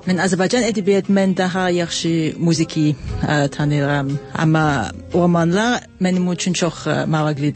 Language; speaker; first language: Azerbaijani; non-native, learner; English